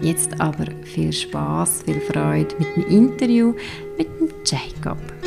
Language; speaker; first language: German; native; German